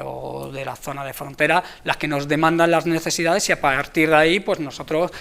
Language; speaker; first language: Spanish; native; Spanish